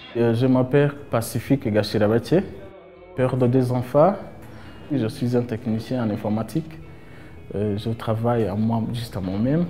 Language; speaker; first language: French; non-native, local second language; Kinyarwanda